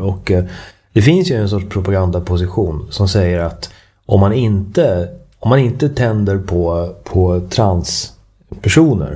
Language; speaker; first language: Swedish; native; Swedish